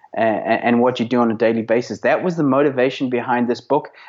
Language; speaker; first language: English; native; English